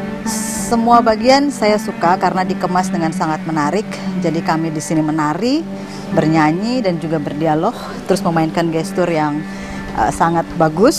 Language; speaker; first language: Indonesian; non-native, local second language; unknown